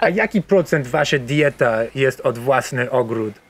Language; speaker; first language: Polish; non-native, learner; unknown